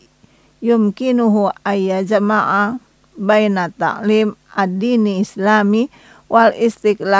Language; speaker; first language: Arabic; non-native, fluent; Indonesian